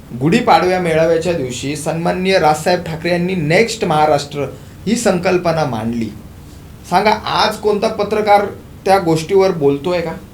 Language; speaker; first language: Marathi; native; Marathi